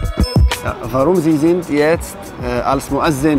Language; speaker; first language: German; non-native, learner; Arabic